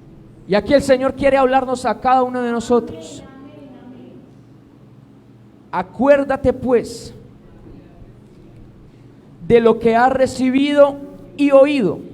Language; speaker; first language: Spanish; native; Spanish